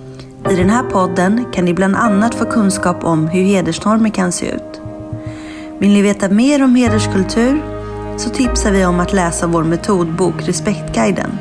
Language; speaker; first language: Swedish; native; Swedish